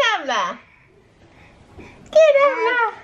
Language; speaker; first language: English; native; English